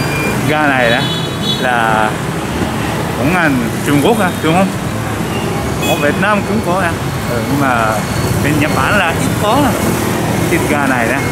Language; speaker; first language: Vietnamese; non-native, learner; Japanese